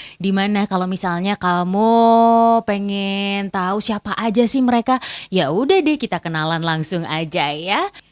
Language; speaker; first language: Indonesian; native; Indonesian